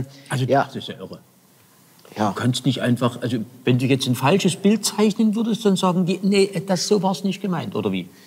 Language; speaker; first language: German; native; German